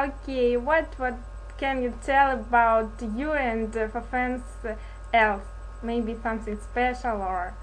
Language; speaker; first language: English; non-native, learner; Russian